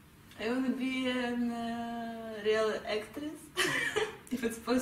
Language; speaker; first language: English; non-native, learner; Russian